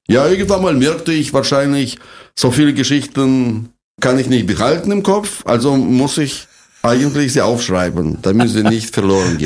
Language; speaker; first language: German; non-native, fluent; Russian